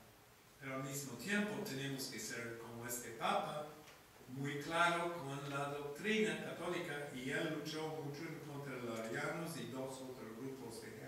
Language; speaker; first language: Spanish; non-native, fluent; English